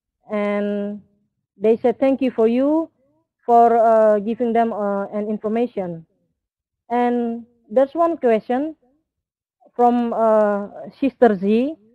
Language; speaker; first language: English; non-native, learner; Indonesian